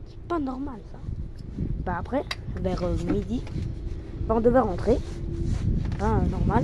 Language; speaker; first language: French; native; French